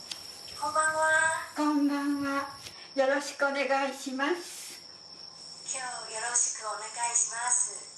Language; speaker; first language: Japanese; non-native, learner; Chinese